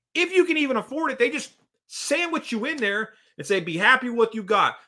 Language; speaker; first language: English; early bilingual, other home language; Hungarian